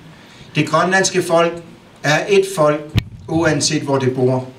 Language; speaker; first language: Danish; non-native, local second language; Kalaallisut